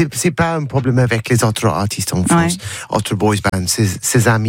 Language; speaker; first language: French; non-native, learner; English